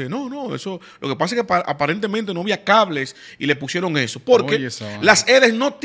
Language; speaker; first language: Spanish; native; Spanish